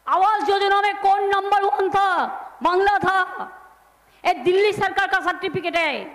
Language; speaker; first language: Hindi; non-native, local second language; Bangla